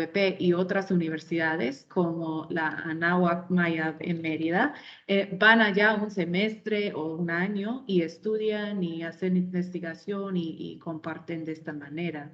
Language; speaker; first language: Spanish; non-native, fluent; English